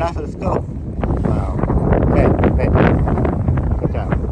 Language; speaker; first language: English; non-native, learner; Khmer